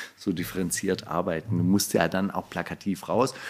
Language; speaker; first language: German; native; German